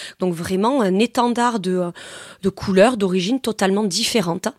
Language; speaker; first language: French; native; French